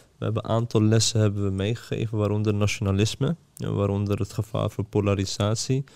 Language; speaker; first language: Dutch; early bilingual, other home language; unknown